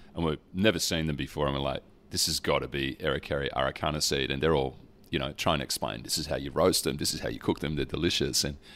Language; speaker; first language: English; early bilingual, other home language; Dutch